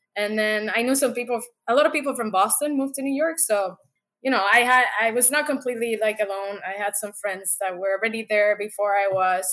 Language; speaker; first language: English; non-native, fluent; Spanish